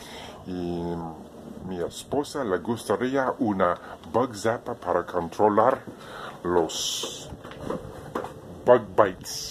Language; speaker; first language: Spanish; non-native, learner; English